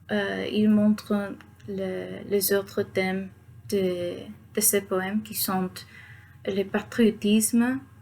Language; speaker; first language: French; non-native, fluent; Spanish